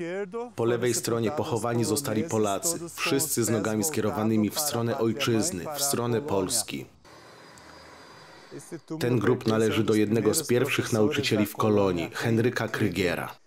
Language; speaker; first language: Polish; native; Polish